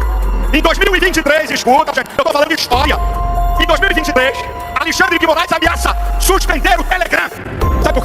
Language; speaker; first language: Portuguese; native; Portuguese